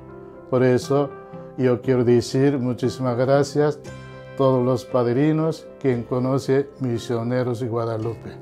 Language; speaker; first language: Spanish; non-native, learner; Korean